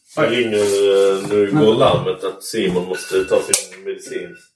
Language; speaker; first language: Swedish; native; Swedish